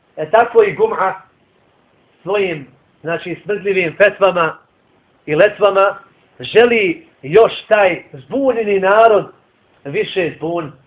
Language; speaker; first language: Bosnian; native; Bosnian